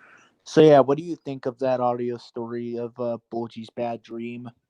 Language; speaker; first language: English; native; English